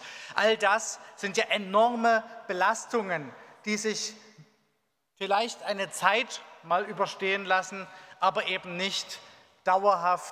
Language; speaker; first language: German; native; German